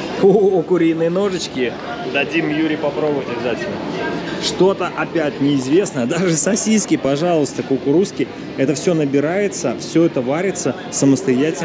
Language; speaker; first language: Russian; native; Russian